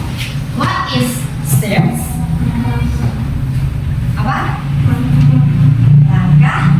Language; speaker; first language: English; non-native, learner; Indonesian